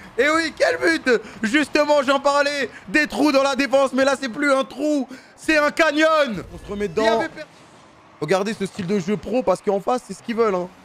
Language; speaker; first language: French; native; French